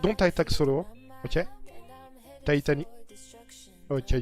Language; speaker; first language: English; non-native, learner; French